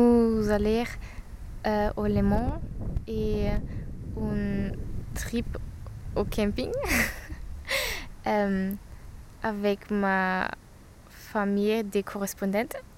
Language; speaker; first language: French; non-native, learner; German